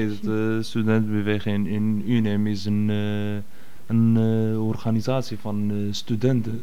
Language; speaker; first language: Dutch; non-native, fluent; Arabic